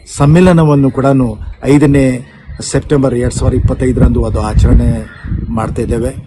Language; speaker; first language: Kannada; non-native, local second language; Urdu